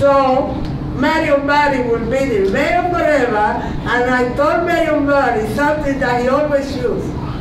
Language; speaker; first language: English; non-native, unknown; Spanish